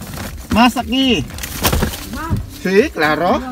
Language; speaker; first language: Spanish; non-native, learner; Filipino